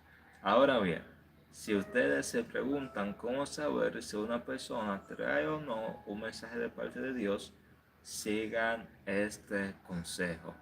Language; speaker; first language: Spanish; native; Spanish